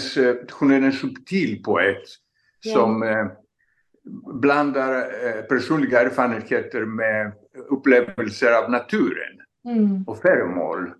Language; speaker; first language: Swedish; non-native, fluent; Greek